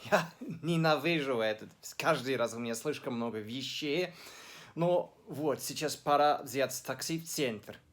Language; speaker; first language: Russian; non-native, fluent; English